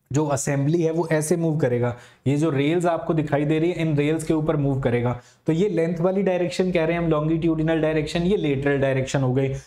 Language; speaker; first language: Hindi; native; Hindi